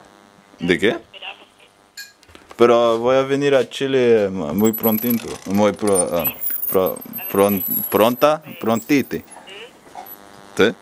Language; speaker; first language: Spanish; early bilingual, heritage; Spanish